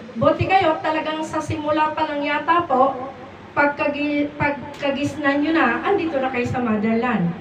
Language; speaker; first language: Filipino; native; Filipino